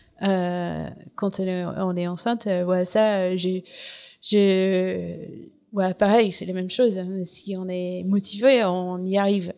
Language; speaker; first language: French; non-native, fluent; English